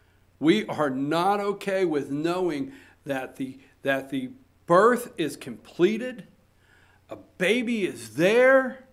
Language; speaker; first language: English; native; English